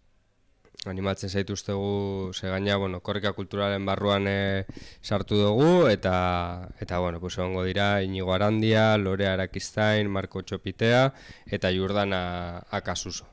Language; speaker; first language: Basque; native; Basque